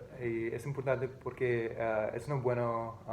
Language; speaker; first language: Spanish; non-native, learner; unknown